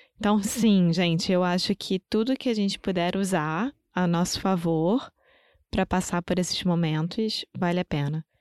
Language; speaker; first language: Portuguese; native; Portuguese